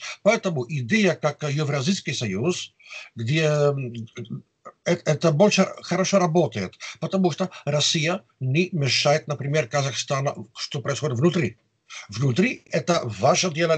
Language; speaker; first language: Russian; non-native, fluent; Dutch